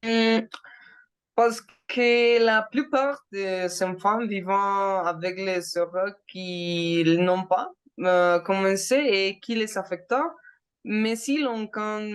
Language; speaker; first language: French; non-native, learner; Spanish